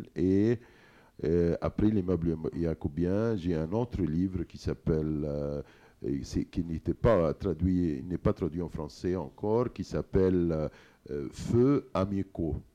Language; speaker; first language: French; non-native, fluent; Arabic